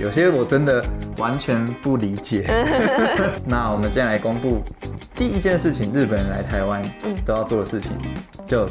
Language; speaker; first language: Chinese; native; Chinese